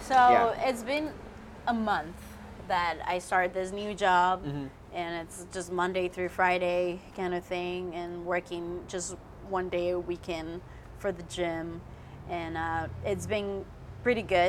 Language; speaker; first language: English; non-native, fluent; Spanish